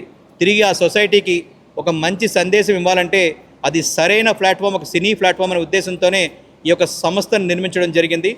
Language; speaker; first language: Telugu; native; Telugu